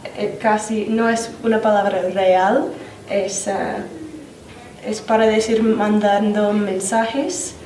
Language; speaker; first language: Spanish; non-native, fluent; English